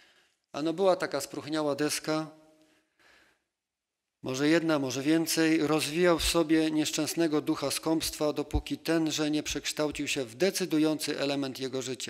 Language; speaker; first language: Polish; native; Polish